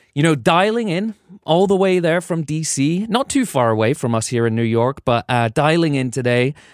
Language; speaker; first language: English; native; English